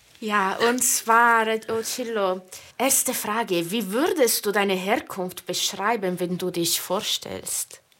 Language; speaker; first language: German; non-native, fluent; Italian